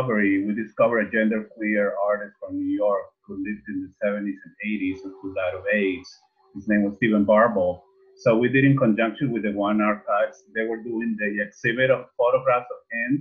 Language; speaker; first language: English; non-native, fluent; Spanish